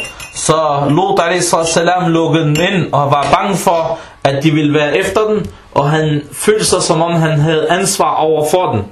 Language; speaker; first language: Danish; non-native, fluent; Arabic